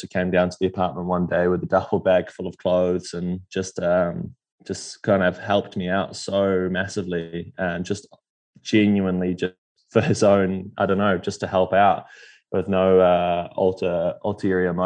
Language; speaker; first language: English; native; English